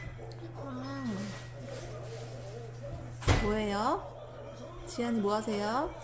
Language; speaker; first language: Korean; native; Korean